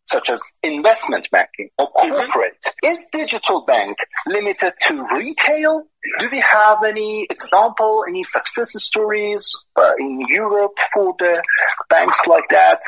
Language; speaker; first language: English; non-native, fluent; Persian